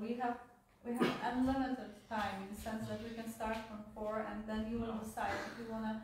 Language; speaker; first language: English; non-native, fluent; Polish